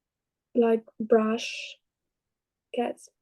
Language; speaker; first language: English; non-native, learner; Russian